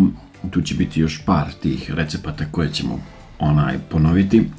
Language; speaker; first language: Serbian; native; Serbian